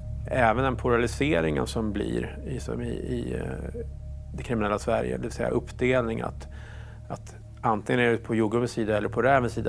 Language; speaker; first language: Swedish; native; Swedish